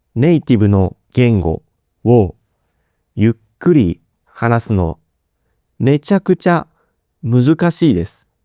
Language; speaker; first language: Japanese; native; Japanese